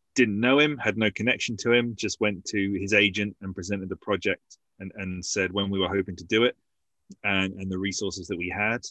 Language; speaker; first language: English; native; English